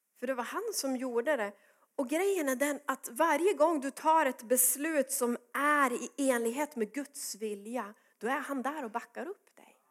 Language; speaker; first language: Swedish; native; Swedish